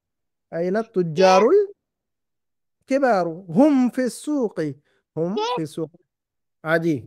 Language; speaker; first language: Arabic; non-native, fluent; Urdu